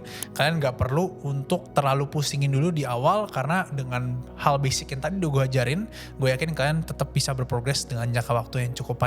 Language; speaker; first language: Indonesian; native; Indonesian